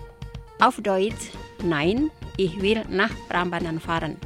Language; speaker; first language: German; non-native, fluent; Indonesian